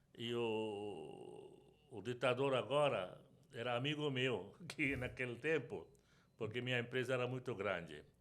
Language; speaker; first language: Portuguese; non-native, fluent; Sindhi